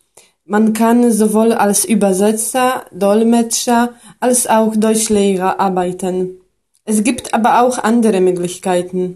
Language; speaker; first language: German; non-native, fluent; Polish